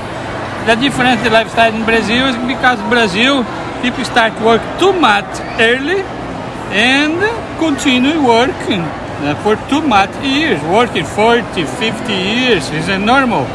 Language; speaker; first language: English; non-native, learner; Portuguese